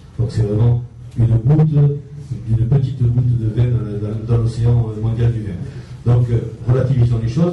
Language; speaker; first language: French; native; French